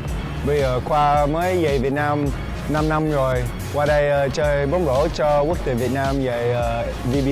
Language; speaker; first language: Vietnamese; early bilingual, heritage; Vietnamese